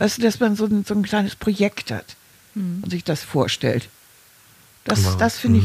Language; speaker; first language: German; native; German